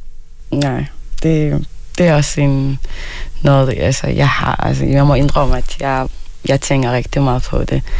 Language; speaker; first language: Danish; early bilingual, other home language; Arabic